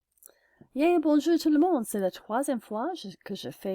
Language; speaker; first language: French; non-native, learner; English